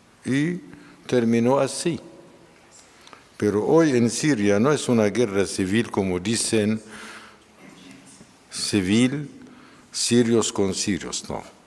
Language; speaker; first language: Spanish; non-native, fluent; Arabic